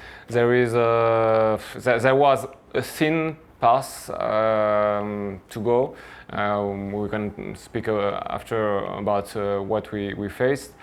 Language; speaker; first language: English; non-native, fluent; French